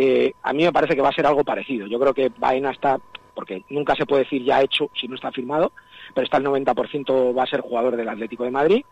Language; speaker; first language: Spanish; native; Spanish